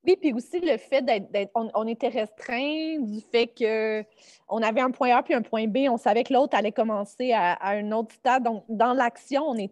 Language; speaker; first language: French; native; French